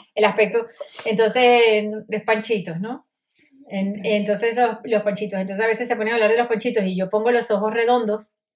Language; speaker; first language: Spanish; native; Spanish